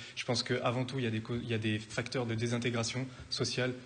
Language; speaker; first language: French; native; French